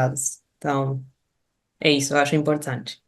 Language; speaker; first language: Portuguese; non-native, fluent; Spanish